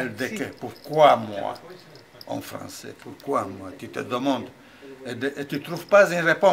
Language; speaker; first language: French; non-native, fluent; Ladino